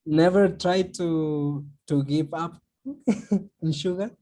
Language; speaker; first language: English; non-native, learner; Spanish